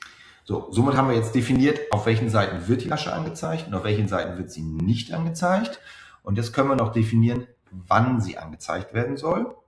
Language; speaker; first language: German; native; German